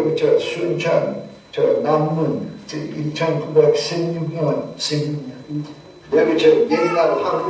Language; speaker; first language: Korean; early bilingual, other home language; English